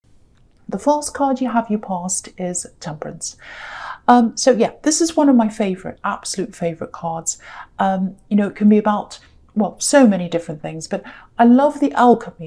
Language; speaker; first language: English; native; English